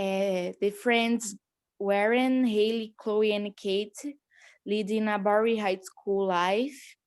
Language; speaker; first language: English; non-native, learner; Portuguese